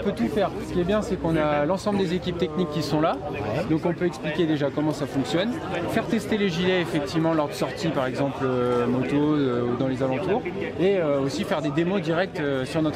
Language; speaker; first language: French; native; French